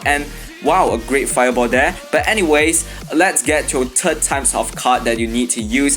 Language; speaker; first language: English; non-native, fluent; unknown